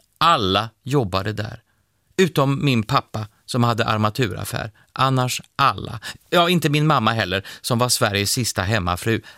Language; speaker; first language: Swedish; native; Swedish